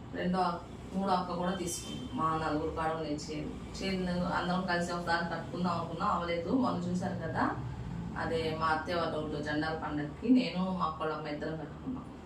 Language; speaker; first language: Telugu; non-native, local second language; Urdu